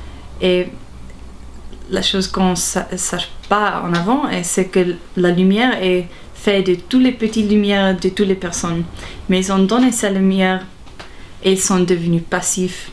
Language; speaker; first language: French; non-native, local second language; German